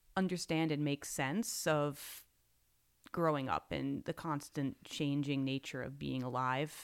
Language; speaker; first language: English; native; English